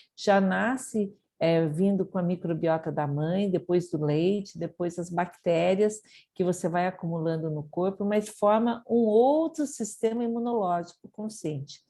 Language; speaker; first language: Portuguese; early bilingual, other home language; Japanese